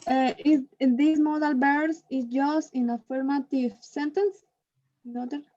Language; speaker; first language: English; non-native, learner; Spanish